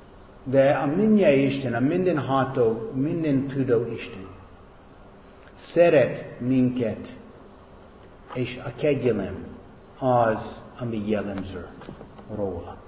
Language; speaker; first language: Hungarian; non-native, fluent; English